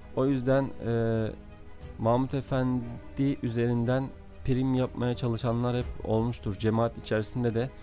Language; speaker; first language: Turkish; native; Turkish